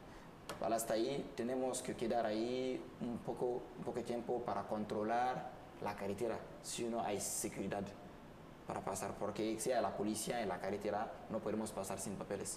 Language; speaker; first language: Spanish; non-native, learner; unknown